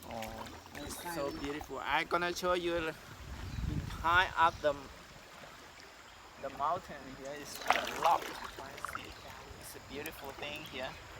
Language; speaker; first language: English; non-native, learner; Thai